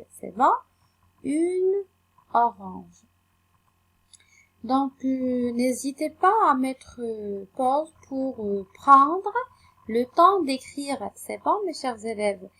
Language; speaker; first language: French; non-native, local second language; Arabic